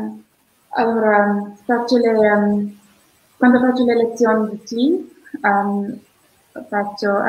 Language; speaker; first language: Italian; non-native, fluent; English